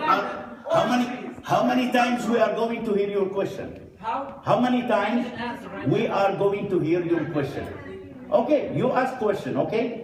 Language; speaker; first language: English; non-native, fluent; Arabic